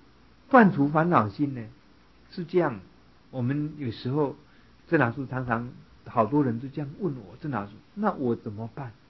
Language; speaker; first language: Chinese; native; Chinese